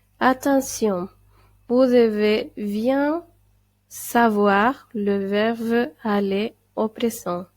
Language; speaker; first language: French; non-native, fluent; Spanish